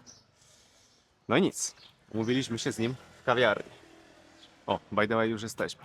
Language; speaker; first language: Polish; native; Polish